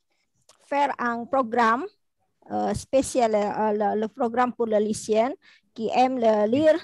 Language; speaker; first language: French; non-native, learner; Indonesian